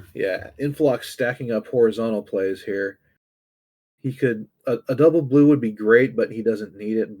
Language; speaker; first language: English; native; English